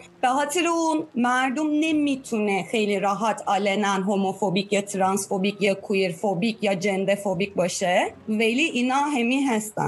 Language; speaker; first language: Persian; non-native, fluent; Turkish